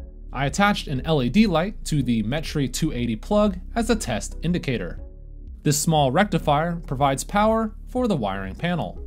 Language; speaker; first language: English; native; English